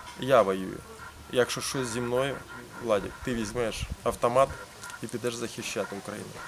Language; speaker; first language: Ukrainian; early bilingual, heritage; Ukrainian